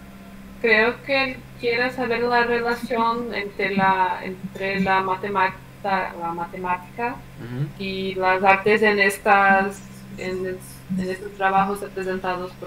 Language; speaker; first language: Spanish; non-native, fluent; Portuguese